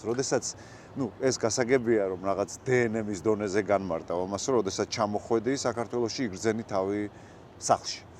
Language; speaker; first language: Georgian; native; Georgian